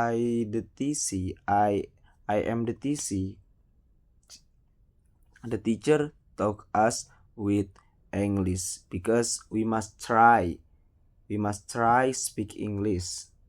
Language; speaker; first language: English; non-native, learner; Indonesian